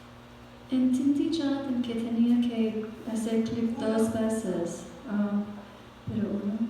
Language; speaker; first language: Spanish; non-native, fluent; English